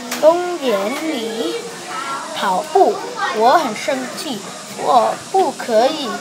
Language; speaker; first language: Chinese; non-native, learner; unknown